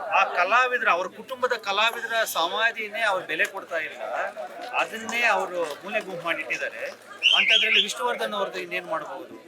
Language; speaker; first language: Kannada; native; Kannada